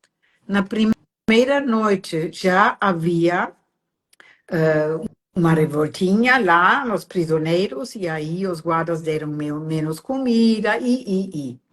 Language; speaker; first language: Portuguese; non-native, fluent; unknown